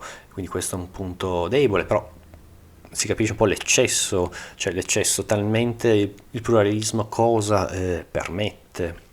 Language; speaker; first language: Italian; native; Italian